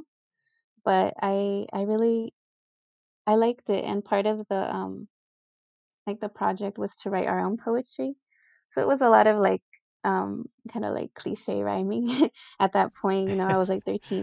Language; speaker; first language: English; early bilingual, other home language; Spanish